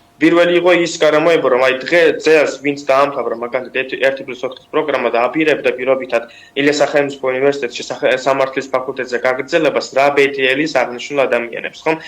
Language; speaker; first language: Georgian; non-native, local second language; Azerbaijani